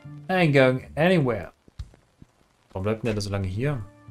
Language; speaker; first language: German; native; German